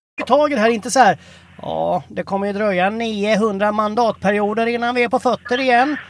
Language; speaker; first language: Swedish; native; Swedish